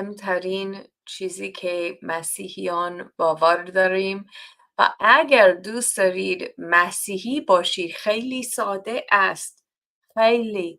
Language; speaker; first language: Persian; non-native, learner; English